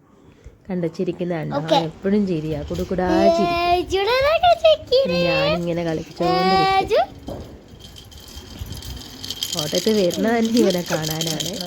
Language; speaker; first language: Malayalam; native; Malayalam